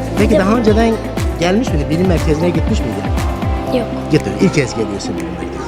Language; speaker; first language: Turkish; native; Turkish